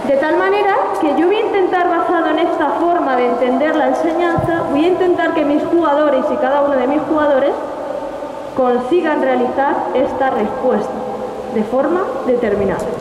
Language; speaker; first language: Spanish; native; Spanish